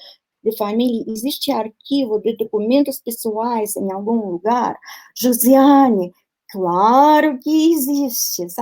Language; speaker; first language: Portuguese; non-native, fluent; Russian